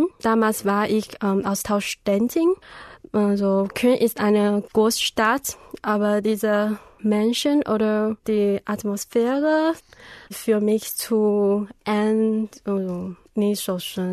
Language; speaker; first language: German; non-native, learner; Chinese